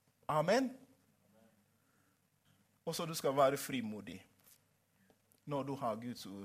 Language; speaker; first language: Swedish; non-native, fluent; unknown